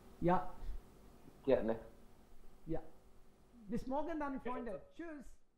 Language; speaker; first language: German; non-native, fluent; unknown